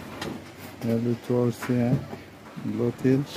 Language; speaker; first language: French; non-native, fluent; Arabic